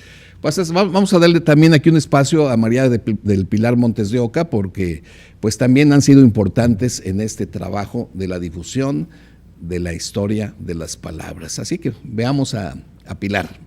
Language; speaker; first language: Spanish; native; Spanish